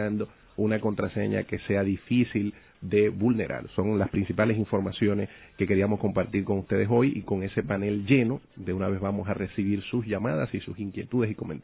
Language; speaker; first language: Spanish; native; Spanish